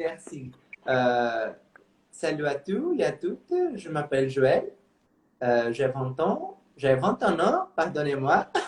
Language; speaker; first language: French; non-native, learner; Portuguese